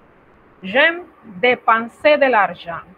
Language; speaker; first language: French; non-native, fluent; Spanish